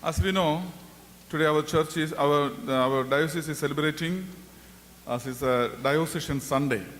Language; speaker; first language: English; non-native, local second language; Malayalam